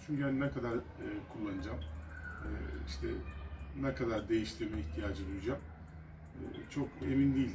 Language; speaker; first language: Turkish; native; Turkish